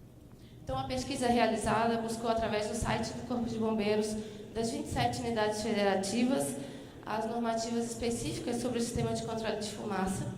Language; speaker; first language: Portuguese; native; Portuguese